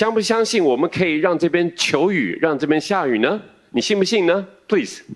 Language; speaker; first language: Chinese; native; Chinese